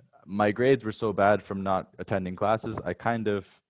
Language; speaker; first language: English; native; English